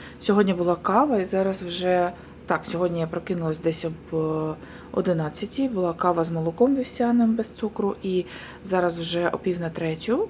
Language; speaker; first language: Ukrainian; non-native, local second language; Russian